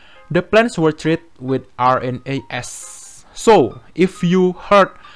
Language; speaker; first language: English; non-native, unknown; Indonesian